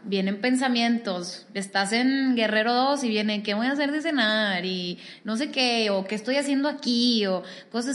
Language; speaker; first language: Spanish; native; Spanish